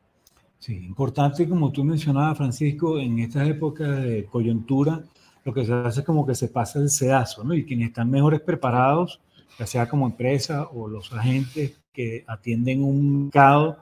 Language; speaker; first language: Spanish; native; Spanish